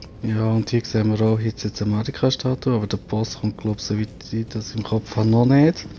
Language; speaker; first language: German; native; German